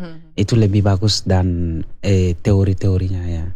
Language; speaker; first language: Indonesian; non-native, learner; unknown